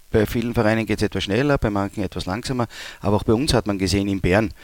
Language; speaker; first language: German; native; German